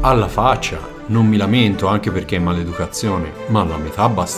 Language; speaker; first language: Italian; native; Italian